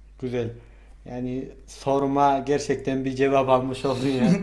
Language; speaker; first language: Turkish; non-native, fluent; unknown